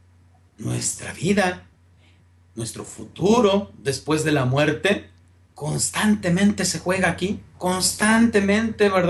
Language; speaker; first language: Spanish; native; Spanish